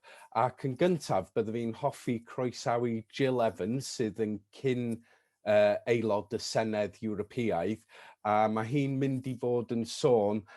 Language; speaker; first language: Welsh; non-native, fluent; English